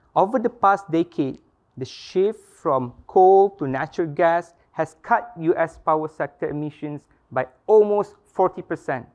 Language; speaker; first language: English; non-native, local second language; Malay